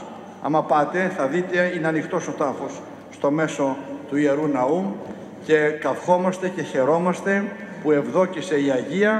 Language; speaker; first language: Greek; native; Greek